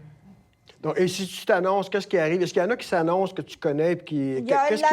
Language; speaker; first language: French; native; French